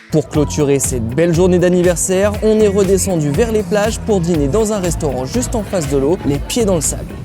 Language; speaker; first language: French; native; French